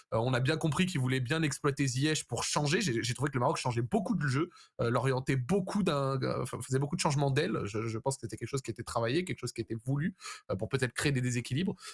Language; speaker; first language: French; native; French